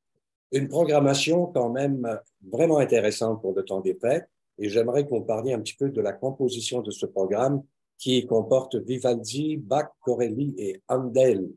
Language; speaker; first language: French; native; French